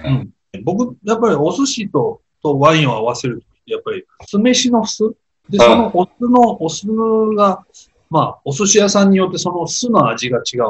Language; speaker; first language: Japanese; native; Japanese